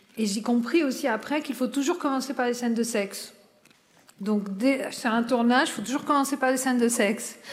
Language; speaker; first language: French; non-native, local second language; Arabic